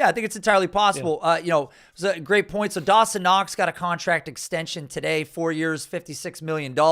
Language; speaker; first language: English; native; English